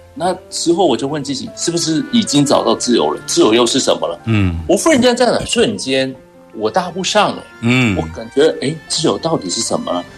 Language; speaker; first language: Chinese; non-native, local second language; Cantonese